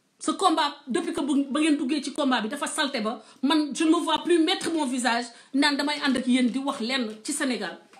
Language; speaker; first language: Wolof; non-native, local second language; Serer